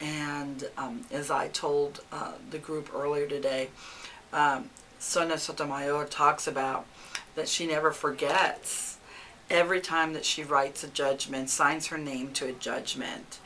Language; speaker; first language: English; early bilingual, other home language; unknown